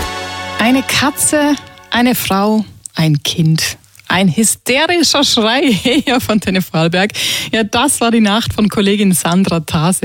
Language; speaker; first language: German; native; German